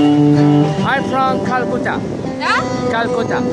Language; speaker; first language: English; non-native, local second language; Bangla